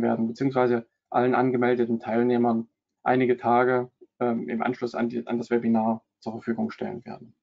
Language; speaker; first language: German; native; German